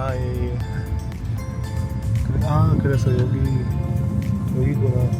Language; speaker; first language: Korean; non-native, learner; English